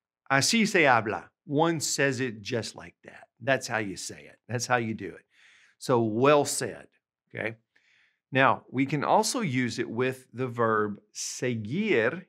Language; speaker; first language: English; native; English